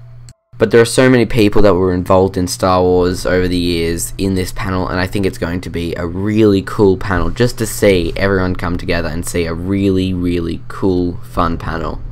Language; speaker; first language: English; native; English